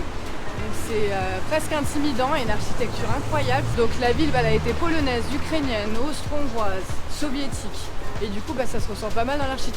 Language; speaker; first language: French; native; French